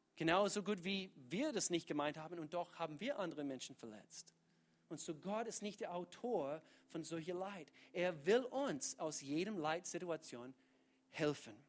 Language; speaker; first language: German; non-native, fluent; English